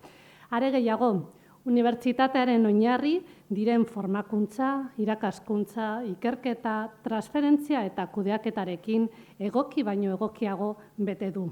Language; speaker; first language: Basque; native; Basque